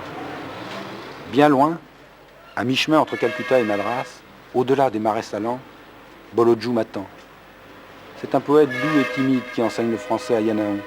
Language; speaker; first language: French; native; French